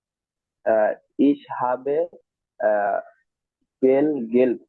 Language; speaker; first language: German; non-native, learner; Bangla